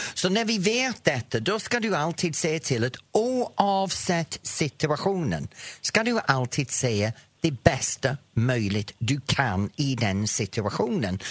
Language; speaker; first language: Swedish; non-native, fluent; English